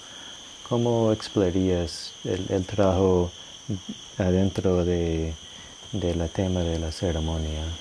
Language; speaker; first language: Spanish; non-native, learner; English